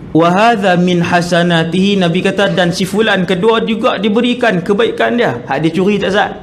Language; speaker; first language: Malay; native; Malay